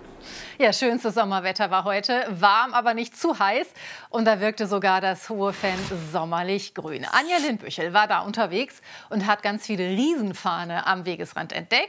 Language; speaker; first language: German; native; German